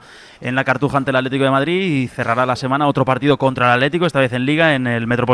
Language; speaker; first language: Spanish; native; Spanish